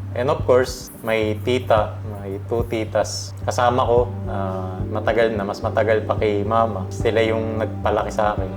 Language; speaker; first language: Filipino; native; Filipino